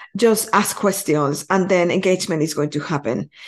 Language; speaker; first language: English; non-native, fluent; Spanish